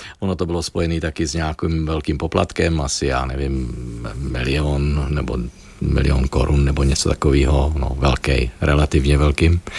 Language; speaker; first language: Czech; native; Czech